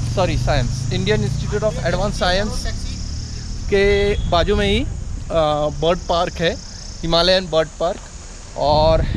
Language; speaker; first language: Hindi; non-native, local second language; Marathi